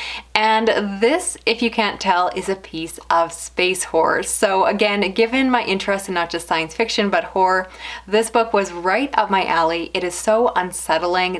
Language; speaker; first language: English; native; English